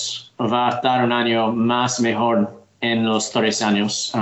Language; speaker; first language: Spanish; non-native, learner; English